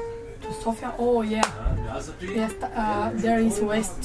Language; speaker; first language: English; non-native, learner; Bulgarian